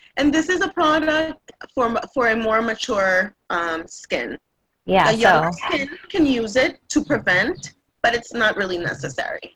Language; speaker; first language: English; non-native, fluent; Spanish